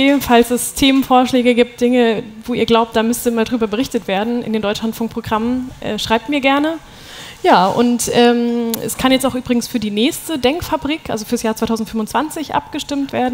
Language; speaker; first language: German; native; German